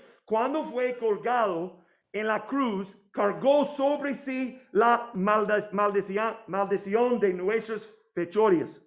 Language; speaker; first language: Spanish; non-native, fluent; English